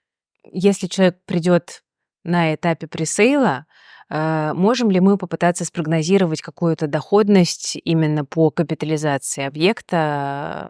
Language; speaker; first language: Russian; native; Russian